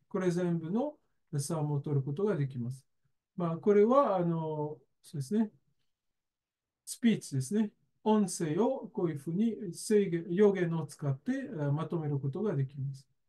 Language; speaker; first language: Japanese; native; Japanese